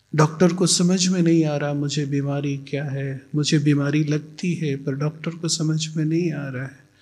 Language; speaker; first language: Hindi; native; Hindi